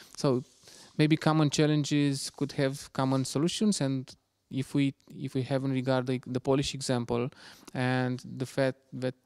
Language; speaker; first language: English; non-native, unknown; Romanian